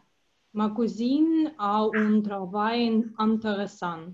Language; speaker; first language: French; non-native, learner; Russian